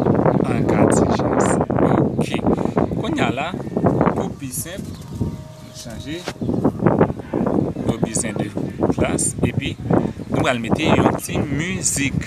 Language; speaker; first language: French; non-native, local second language; Haitian Creole